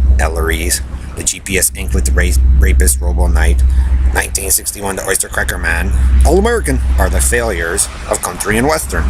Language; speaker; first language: English; native; English